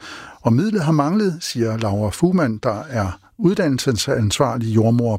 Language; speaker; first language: Danish; native; Danish